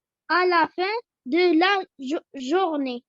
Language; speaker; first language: French; non-native, learner; Arabic